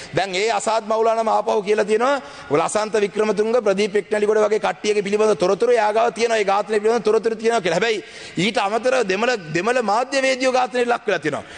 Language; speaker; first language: Sinhala; non-native, local second language; Tamil